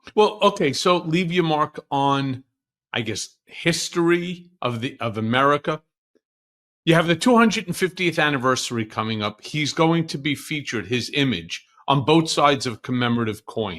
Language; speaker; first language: English; native; English